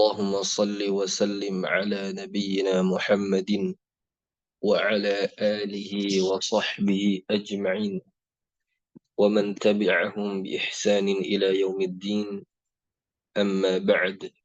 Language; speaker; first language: Arabic; non-native, fluent; Indonesian